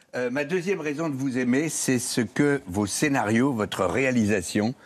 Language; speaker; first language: French; native; French